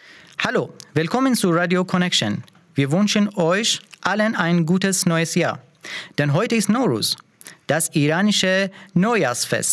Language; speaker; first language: German; non-native, fluent; Persian